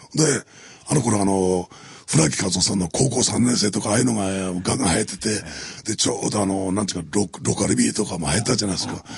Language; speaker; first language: Japanese; native; Japanese